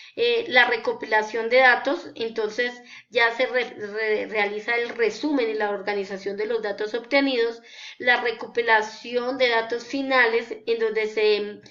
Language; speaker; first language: Spanish; native; Spanish